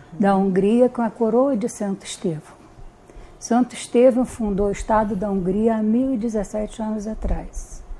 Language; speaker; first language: Portuguese; early bilingual, other home language; Hungarian